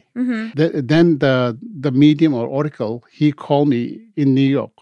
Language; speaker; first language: English; non-native, local second language; Tibetan